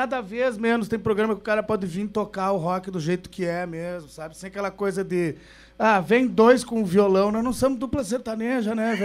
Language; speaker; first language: Portuguese; native; Portuguese